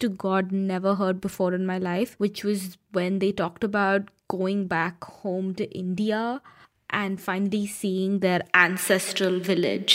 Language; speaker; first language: English; non-native, local second language; Hindi